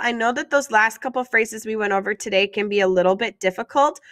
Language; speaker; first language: English; native; English